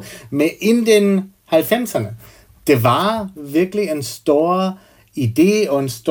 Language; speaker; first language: Danish; non-native, fluent; German